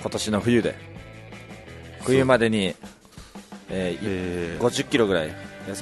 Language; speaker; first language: Japanese; native; Japanese